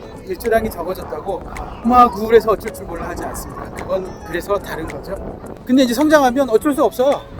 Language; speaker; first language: Korean; native; Korean